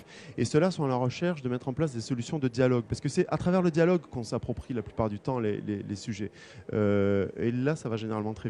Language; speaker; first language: French; native; French